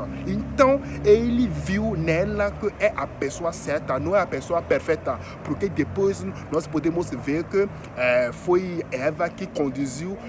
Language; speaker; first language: Portuguese; non-native, fluent; French